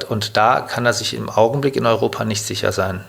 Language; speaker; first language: German; native; German